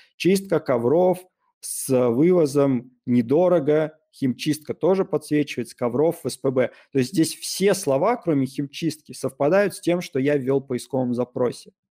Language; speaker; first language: Russian; native; Russian